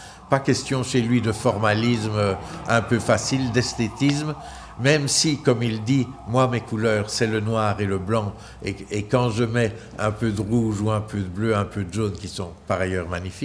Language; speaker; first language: French; native; French